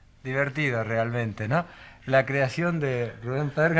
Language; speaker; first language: Spanish; native; Spanish